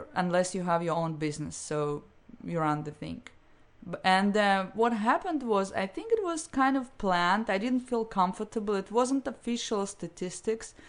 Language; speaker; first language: English; non-native, fluent; Russian